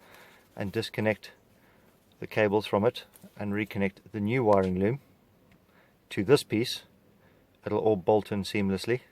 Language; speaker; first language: English; native; English